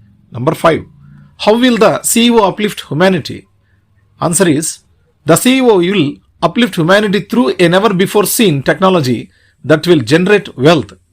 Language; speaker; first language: English; non-native, local second language; Telugu